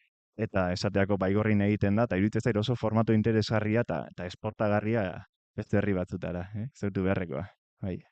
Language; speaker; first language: Basque; native; Basque